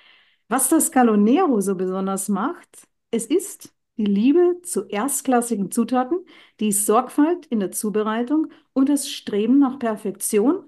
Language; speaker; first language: German; native; German